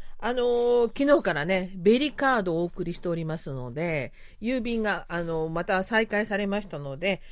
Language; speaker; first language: Japanese; native; Japanese